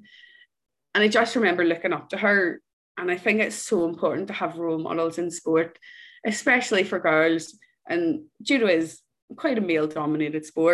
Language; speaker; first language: English; native; English